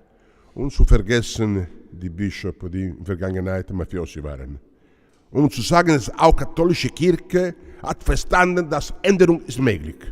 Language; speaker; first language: German; non-native, learner; Italian